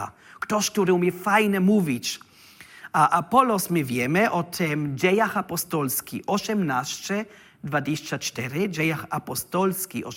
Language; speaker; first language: Polish; non-native, learner; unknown